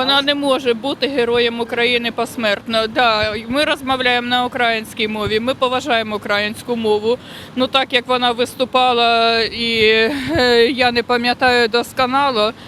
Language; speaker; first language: Ukrainian; non-native, local second language; Russian